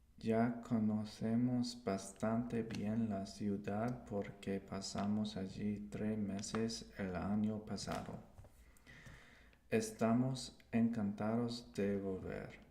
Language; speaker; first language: Spanish; non-native, learner; English